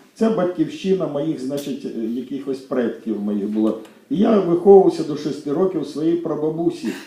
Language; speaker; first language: Ukrainian; native; Ukrainian